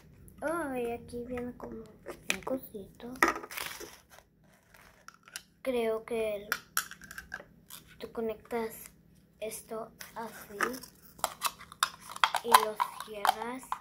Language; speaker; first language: Spanish; early bilingual, heritage; Spanish